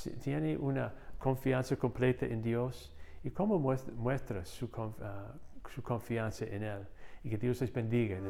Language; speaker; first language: Spanish; non-native, fluent; English